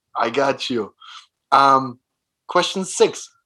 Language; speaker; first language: English; non-native, fluent; German